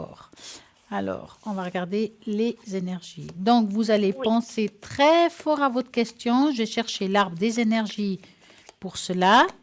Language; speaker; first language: French; native; French